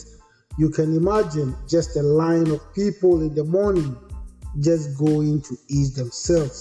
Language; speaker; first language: English; non-native, local second language; Akan